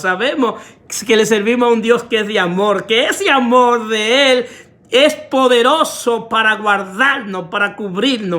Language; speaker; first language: Spanish; native; Spanish